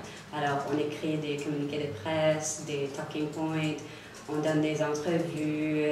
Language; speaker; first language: French; non-native, local second language; English